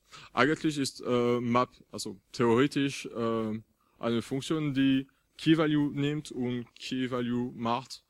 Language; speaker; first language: German; non-native, fluent; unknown